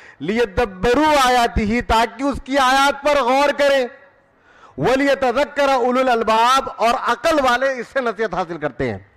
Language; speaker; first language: Urdu; native; Urdu